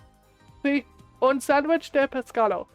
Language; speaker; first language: Spanish; non-native, learner; English